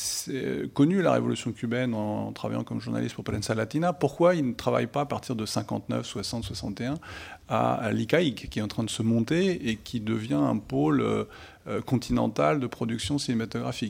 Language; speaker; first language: French; native; French